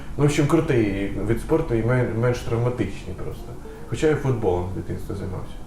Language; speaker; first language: Ukrainian; non-native, local second language; Russian